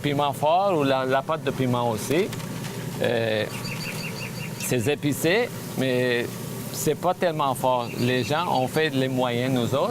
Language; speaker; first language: French; non-native, fluent; Armenian